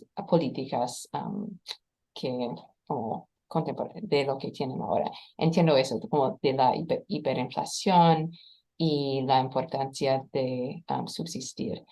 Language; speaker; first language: Spanish; non-native, fluent; English